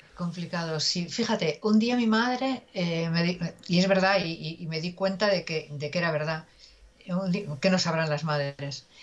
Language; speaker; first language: Spanish; native; Spanish